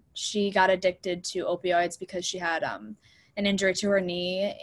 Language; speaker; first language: English; native; English